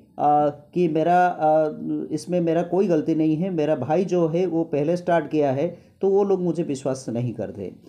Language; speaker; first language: Hindi; non-native, local second language; Gujarati